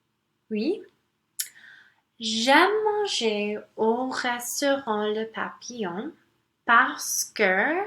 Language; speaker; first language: French; non-native, local second language; English